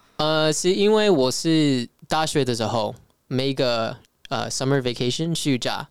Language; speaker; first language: Chinese; non-native, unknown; English